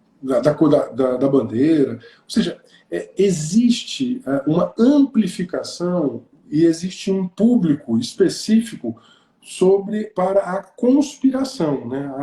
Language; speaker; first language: Portuguese; native; Portuguese